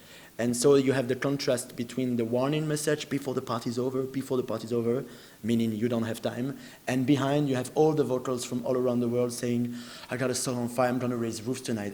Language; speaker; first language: English; non-native, fluent; French